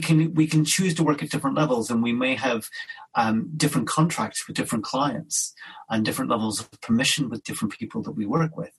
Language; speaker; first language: English; native; English